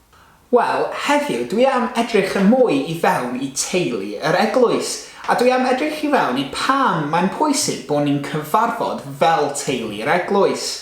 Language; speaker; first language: Welsh; non-native, local second language; English